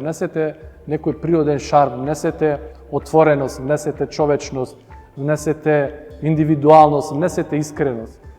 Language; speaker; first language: Macedonian; early bilingual, heritage; Macedonian